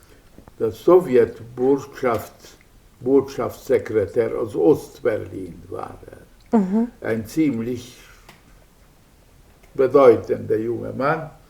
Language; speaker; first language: German; non-native, fluent; Hungarian